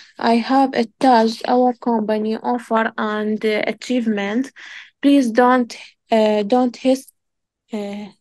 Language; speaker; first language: English; non-native, learner; Arabic